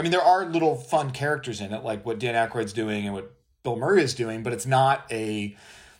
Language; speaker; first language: English; native; English